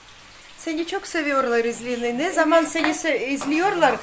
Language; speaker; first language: Turkish; non-native, learner; Russian